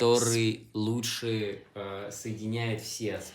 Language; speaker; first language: Russian; native; Russian